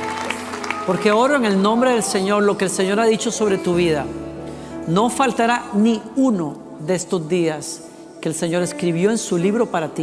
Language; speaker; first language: Spanish; native; Spanish